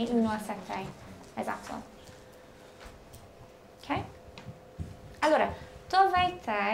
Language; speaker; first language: Italian; non-native, fluent; English